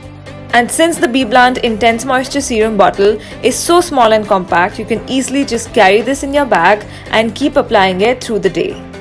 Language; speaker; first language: English; non-native, local second language; Hindi